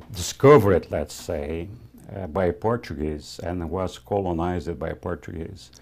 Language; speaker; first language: English; non-native, fluent; Spanish